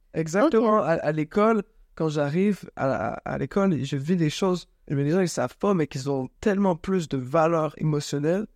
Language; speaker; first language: French; native; French